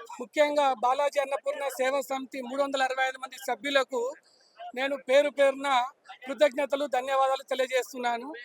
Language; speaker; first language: Telugu; native; Telugu